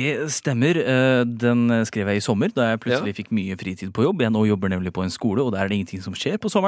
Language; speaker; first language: Norwegian; native; Norwegian